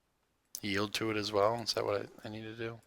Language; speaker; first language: English; native; English